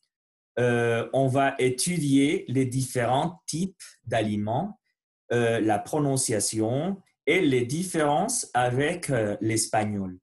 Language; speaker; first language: French; non-native, learner; Spanish